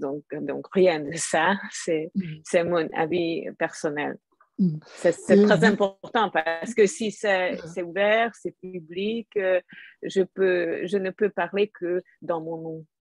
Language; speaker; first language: French; non-native, fluent; Hungarian